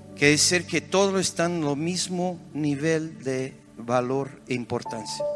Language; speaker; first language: Spanish; non-native, fluent; Portuguese